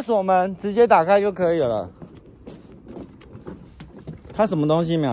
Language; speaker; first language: Chinese; native; Chinese